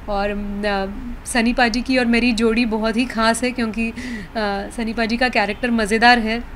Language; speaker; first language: Hindi; non-native, local second language; Marathi